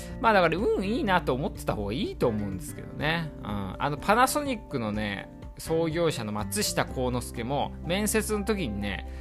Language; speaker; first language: Japanese; native; Japanese